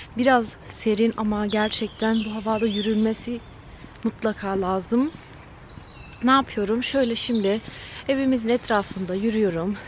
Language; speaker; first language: Turkish; early bilingual, heritage; Turkish